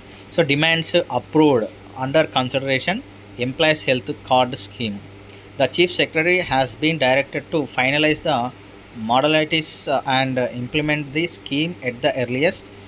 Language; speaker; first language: English; non-native, local second language; Telugu